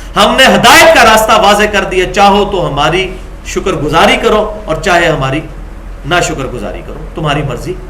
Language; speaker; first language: Urdu; non-native, local second language; Punjabi